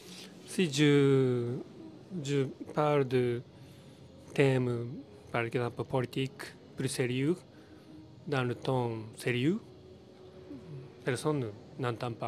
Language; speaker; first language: French; non-native, learner; Japanese